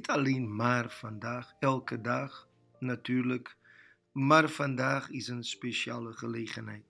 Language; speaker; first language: Dutch; non-native, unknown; Portuguese